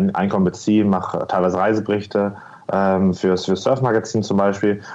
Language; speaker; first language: German; native; German